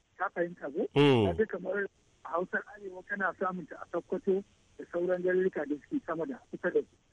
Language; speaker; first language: Hausa; native; Hausa